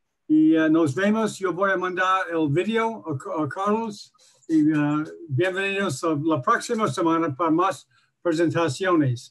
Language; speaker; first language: Spanish; non-native, learner; English